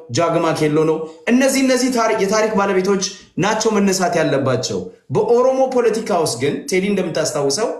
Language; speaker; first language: Amharic; native; Amharic